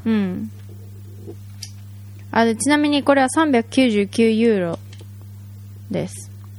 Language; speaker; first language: Japanese; native; Japanese